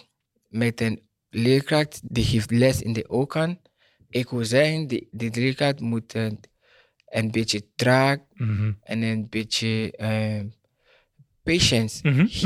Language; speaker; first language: Dutch; non-native, learner; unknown